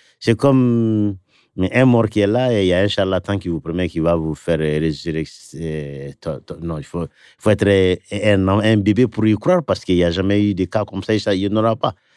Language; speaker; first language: French; non-native, local second language; Bambara